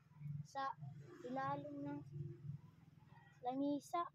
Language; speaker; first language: Filipino; non-native, local second language; Cebuano